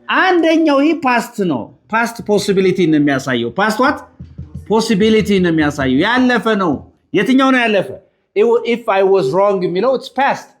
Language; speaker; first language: Amharic; native; Amharic